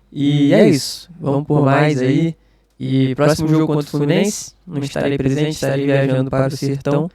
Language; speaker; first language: Portuguese; native; Portuguese